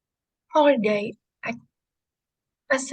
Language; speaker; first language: English; non-native, learner; Vietnamese